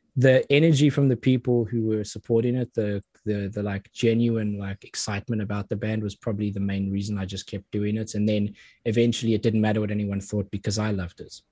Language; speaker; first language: English; native; English